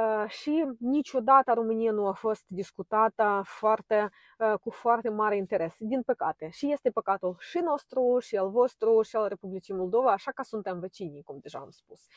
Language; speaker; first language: Romanian; non-native, fluent; Ukrainian